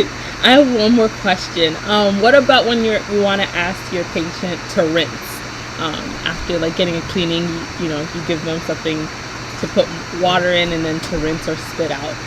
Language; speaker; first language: English; early bilingual, other home language; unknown